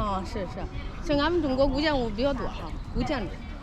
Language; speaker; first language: Chinese; native; Chinese